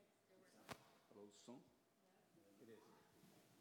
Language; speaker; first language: English; non-native, learner; Portuguese